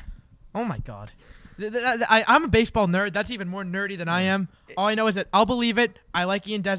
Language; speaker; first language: English; native; English